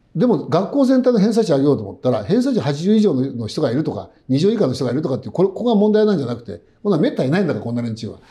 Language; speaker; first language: Japanese; native; Japanese